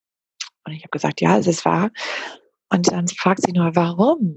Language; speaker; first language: German; non-native, fluent; English